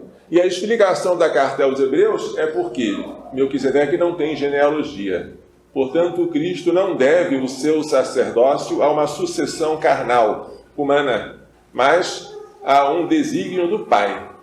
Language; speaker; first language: Portuguese; native; Portuguese